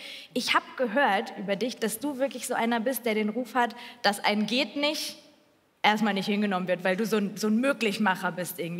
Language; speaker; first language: German; native; German